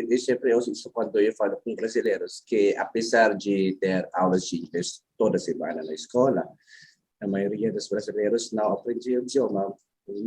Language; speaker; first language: Portuguese; non-native, learner; Filipino